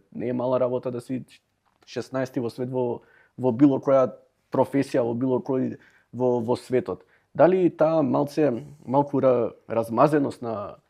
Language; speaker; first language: Macedonian; native; Macedonian